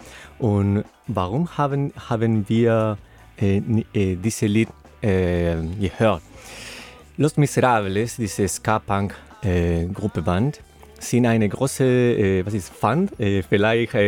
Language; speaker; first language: German; non-native, learner; Spanish